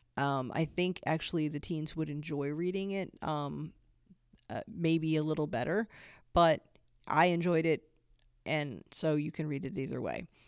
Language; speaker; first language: English; native; English